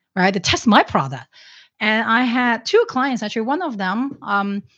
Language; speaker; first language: English; non-native, local second language; Cantonese